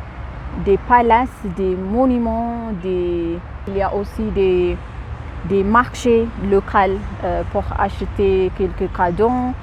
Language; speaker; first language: French; non-native, fluent; Amharic